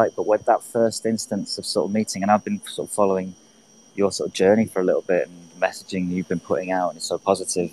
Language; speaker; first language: English; native; English